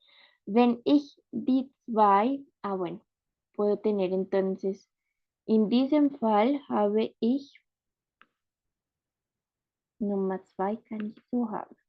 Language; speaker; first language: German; non-native, fluent; Spanish